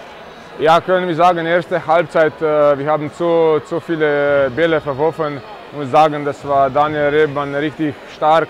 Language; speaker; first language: German; non-native, fluent; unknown